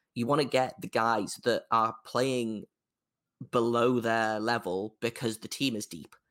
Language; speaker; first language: English; native; English